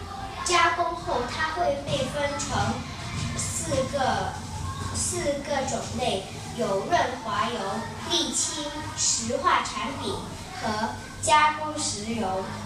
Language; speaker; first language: Chinese; non-native, local second language; Cantonese